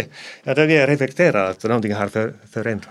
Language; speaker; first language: Swedish; non-native, fluent; Finnish